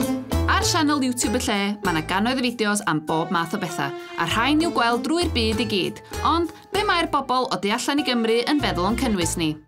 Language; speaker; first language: Welsh; native; Welsh